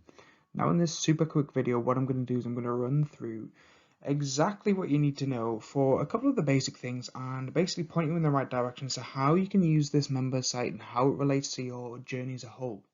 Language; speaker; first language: English; native; English